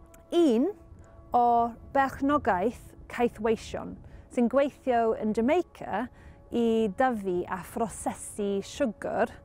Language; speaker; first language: Welsh; non-native, learner; English